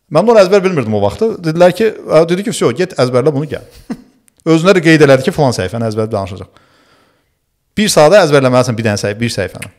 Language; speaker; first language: Azerbaijani; early bilingual, other home language; Turkish